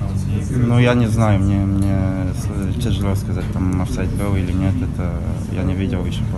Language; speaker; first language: Russian; non-native, fluent; Polish